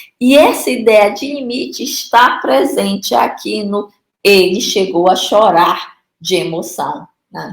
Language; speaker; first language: Portuguese; native; Portuguese